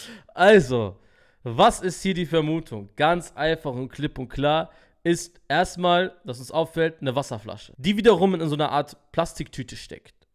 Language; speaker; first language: German; native; German